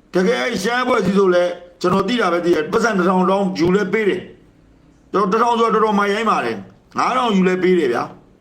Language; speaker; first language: Burmese; native; Burmese